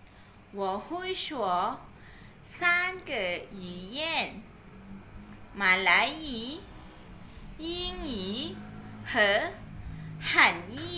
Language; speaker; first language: Chinese; non-native, learner; Malay